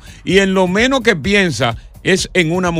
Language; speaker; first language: Spanish; native; Spanish